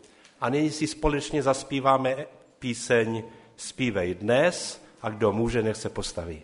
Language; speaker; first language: Czech; non-native, local second language; Polish